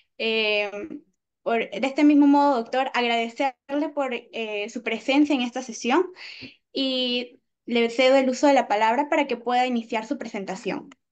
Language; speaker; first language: Spanish; native; Spanish